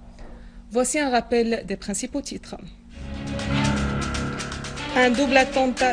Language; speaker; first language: French; non-native, fluent; Arabic